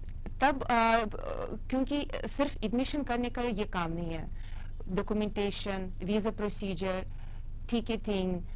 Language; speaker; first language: Hindi; non-native, fluent; Russian